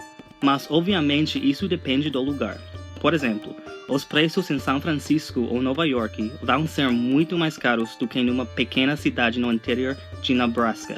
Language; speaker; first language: Portuguese; non-native, fluent; English